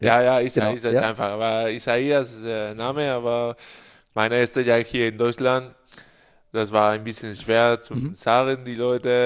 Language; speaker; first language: German; non-native, learner; Spanish